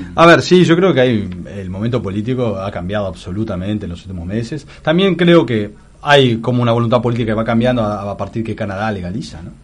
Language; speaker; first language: Spanish; native; Spanish